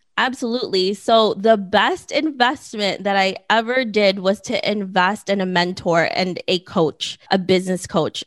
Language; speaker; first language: English; early bilingual, other home language; Filipino